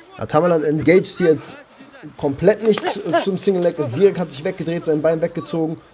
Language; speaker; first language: German; early bilingual, other home language; Armenian